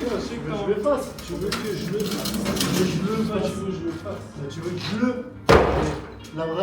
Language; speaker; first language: French; native; French